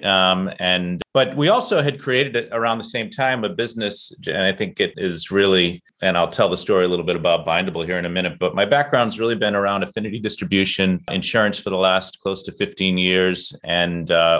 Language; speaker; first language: English; native; English